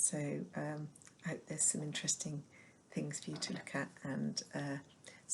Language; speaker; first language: English; native; English